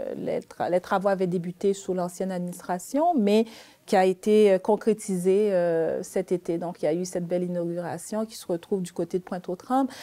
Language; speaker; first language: French; early bilingual, other home language; Haitian Creole